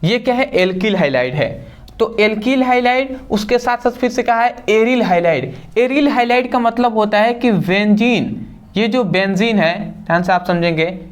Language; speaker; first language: Hindi; native; Hindi